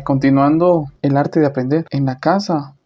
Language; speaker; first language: Spanish; non-native, local second language; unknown